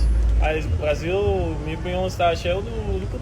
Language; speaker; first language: Portuguese; non-native, fluent; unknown